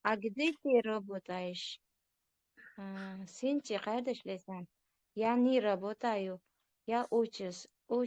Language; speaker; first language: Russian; non-native, learner; Uzbek